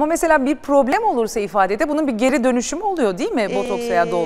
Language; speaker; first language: Turkish; native; Turkish